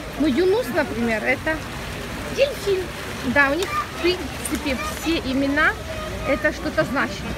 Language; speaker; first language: Russian; non-native, local second language; Ukrainian